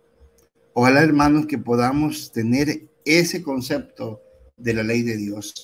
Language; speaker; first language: Spanish; native; Spanish